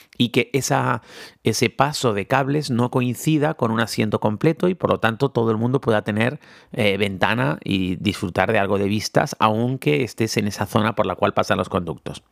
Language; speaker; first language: Spanish; native; Spanish